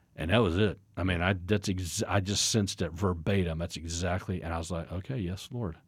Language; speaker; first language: English; native; English